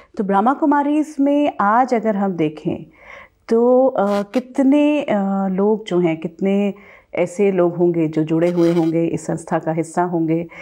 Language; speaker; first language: Hindi; native; Hindi